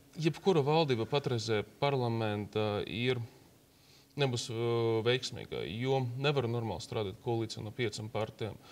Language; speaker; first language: Latvian; non-native, local second language; Russian